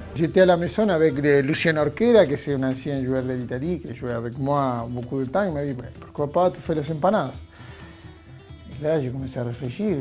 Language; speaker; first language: French; non-native, fluent; Spanish